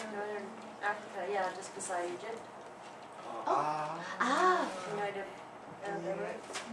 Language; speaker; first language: English; non-native, learner; Japanese